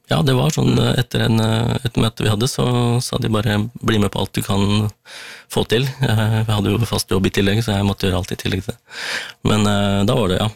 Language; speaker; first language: Norwegian; early bilingual, other home language; Tamil